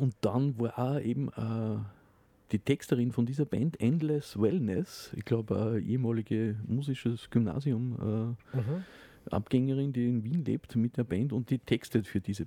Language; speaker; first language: German; native; German